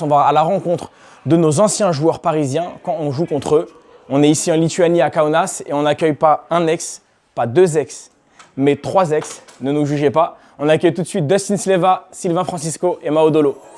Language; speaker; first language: French; native; French